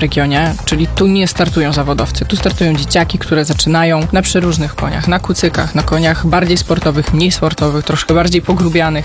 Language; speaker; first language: Polish; native; Polish